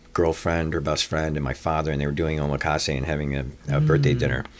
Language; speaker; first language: English; native; English